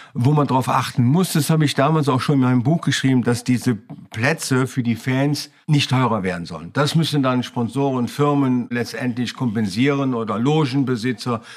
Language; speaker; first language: German; native; German